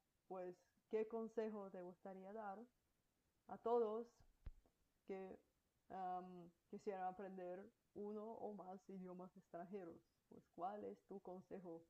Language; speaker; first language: Spanish; non-native, fluent; Bulgarian